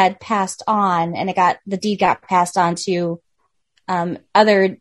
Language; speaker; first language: English; native; English